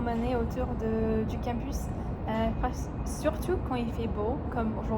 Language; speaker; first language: French; non-native, learner; English